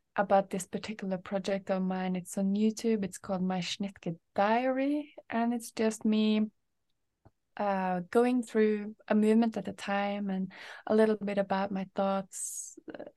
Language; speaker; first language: English; non-native, fluent; Norwegian